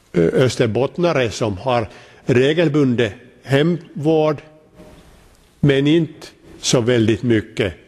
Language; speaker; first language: Swedish; non-native, local second language; Finnish